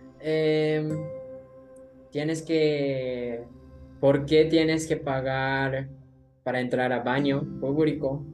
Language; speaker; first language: Spanish; non-native, learner; Japanese